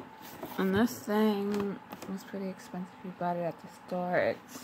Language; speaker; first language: English; native; English